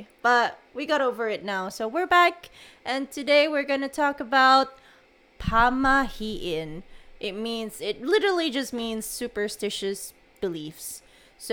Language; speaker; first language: English; non-native, local second language; Cebuano